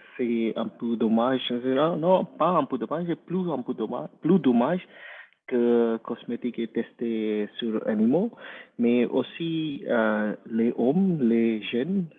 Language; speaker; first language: French; non-native, learner; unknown